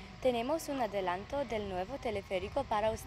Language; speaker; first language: Spanish; non-native, learner; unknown